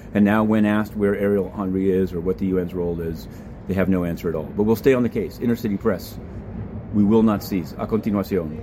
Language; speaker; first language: English; native; English